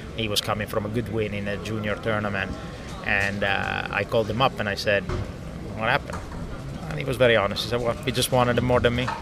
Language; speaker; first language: English; non-native, fluent; Italian